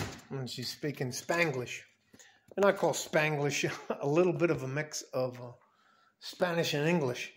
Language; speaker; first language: English; native; English